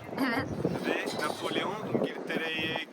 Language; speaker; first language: Turkish; non-native, learner; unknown